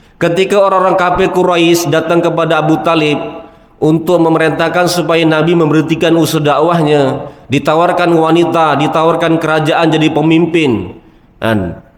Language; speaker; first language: Malay; native; Malay